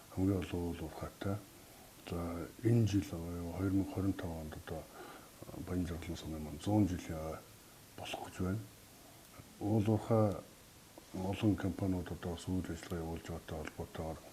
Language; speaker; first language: Mongolian; native; Mongolian